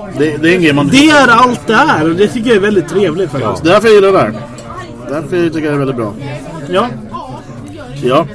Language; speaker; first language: Swedish; native; Swedish